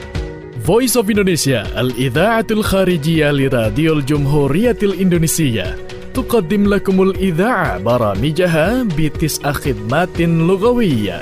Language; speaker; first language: Arabic; non-native, fluent; Indonesian